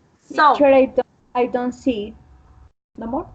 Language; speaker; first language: English; non-native, learner; Spanish